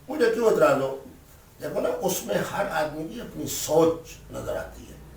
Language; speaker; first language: Urdu; non-native, local second language; Saraiki